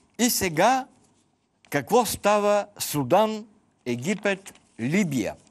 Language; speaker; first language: Bulgarian; native; Bulgarian